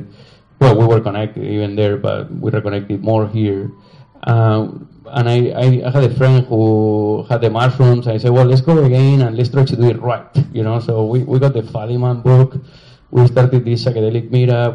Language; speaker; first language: English; non-native, fluent; Spanish